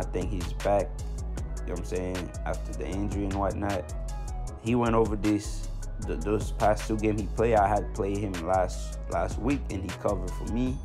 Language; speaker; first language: English; native; English